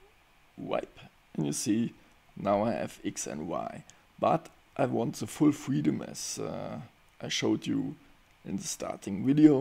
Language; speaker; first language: English; non-native, fluent; German